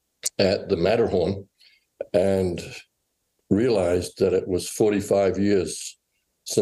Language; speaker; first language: English; native; English